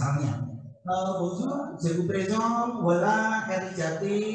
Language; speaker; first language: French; non-native, fluent; Indonesian